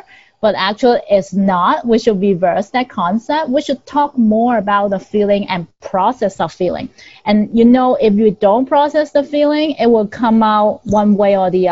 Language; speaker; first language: English; non-native, local second language; Cantonese